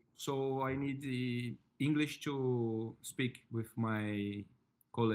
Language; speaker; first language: English; non-native, learner; Portuguese